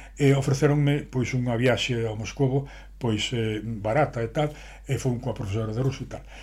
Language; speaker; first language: Galician; non-native, local second language; Spanish